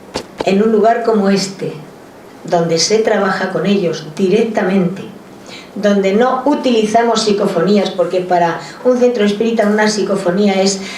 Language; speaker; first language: Spanish; native; Spanish